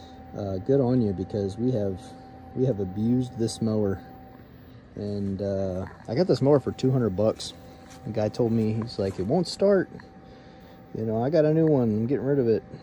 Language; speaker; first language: English; native; English